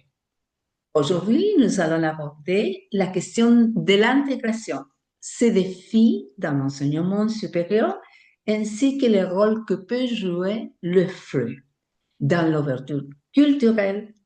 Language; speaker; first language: French; non-native, fluent; Spanish